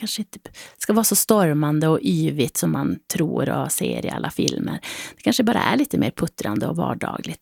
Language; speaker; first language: Swedish; native; Swedish